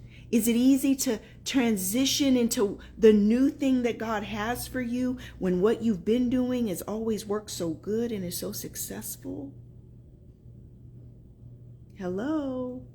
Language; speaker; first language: English; native; English